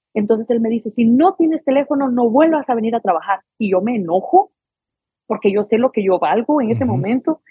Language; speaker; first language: Spanish; native; Spanish